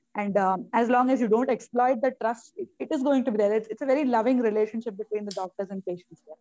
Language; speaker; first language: English; non-native, local second language; Malayalam